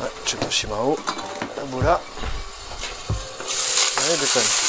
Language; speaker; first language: Japanese; non-native, learner; French